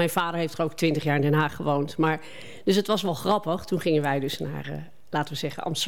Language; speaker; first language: Dutch; native; Dutch